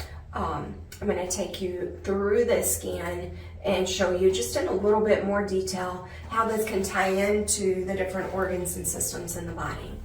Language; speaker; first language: English; native; English